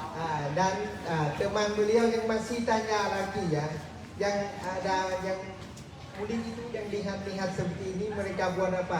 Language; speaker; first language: Indonesian; non-native, learner; Thai